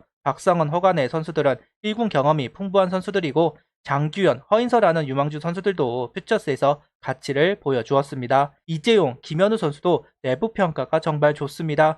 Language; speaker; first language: Korean; native; Korean